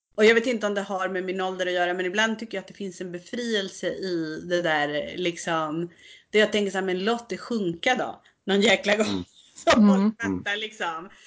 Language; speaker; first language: Swedish; early bilingual, other home language; Spanish